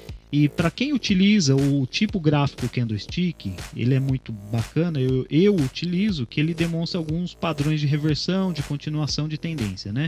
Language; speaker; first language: Portuguese; native; Portuguese